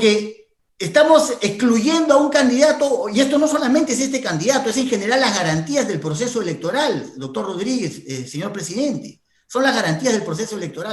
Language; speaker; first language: Spanish; native; Spanish